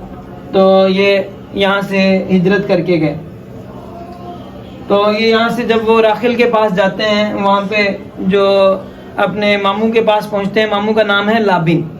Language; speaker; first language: Urdu; native; Urdu